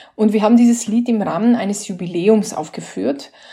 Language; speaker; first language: German; non-native, fluent; Slovenian